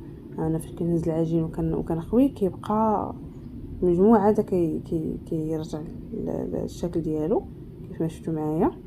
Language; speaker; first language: Arabic; native; Arabic